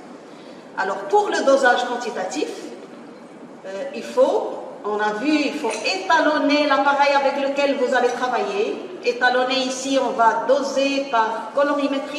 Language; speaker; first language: French; non-native, local second language; Arabic